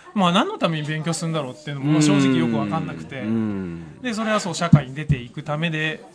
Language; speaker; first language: Japanese; native; Japanese